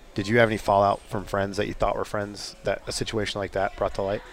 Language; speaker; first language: English; native; English